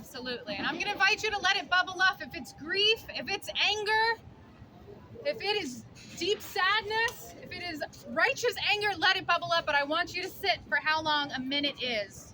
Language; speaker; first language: English; native; English